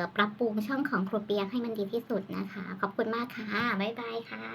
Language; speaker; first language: Thai; non-native, local second language; Northeastern Thai